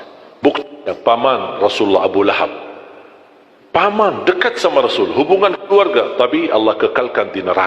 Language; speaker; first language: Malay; non-native, fluent; Arabic